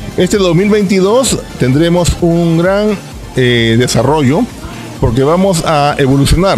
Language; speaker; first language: Spanish; native; Spanish